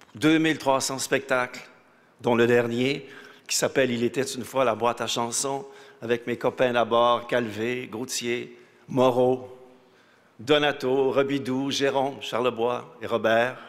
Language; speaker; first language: French; native; French